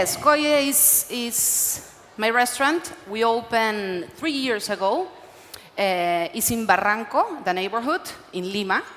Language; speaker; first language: English; non-native, learner; Spanish